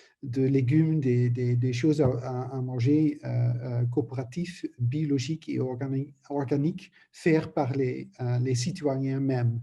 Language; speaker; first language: French; non-native, learner; Dutch